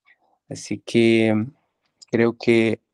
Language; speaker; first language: Spanish; non-native, fluent; Portuguese